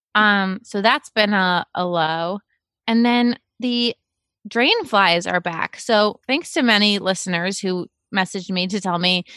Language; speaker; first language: English; native; English